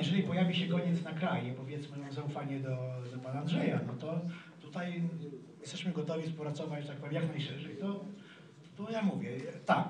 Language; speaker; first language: Polish; native; Polish